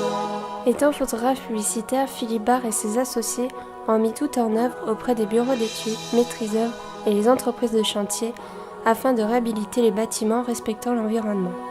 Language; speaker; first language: French; native; French